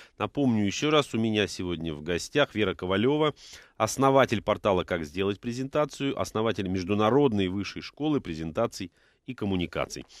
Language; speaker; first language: Russian; native; Russian